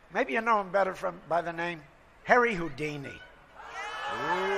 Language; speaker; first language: English; native; English